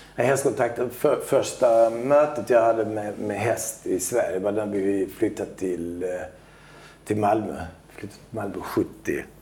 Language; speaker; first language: Swedish; early bilingual, other home language; Albanian